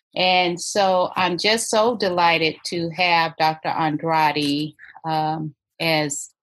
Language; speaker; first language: English; native; English